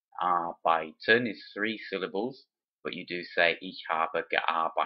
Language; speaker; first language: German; non-native, fluent; English